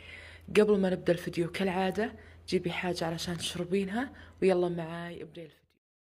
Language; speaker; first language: Arabic; native; Arabic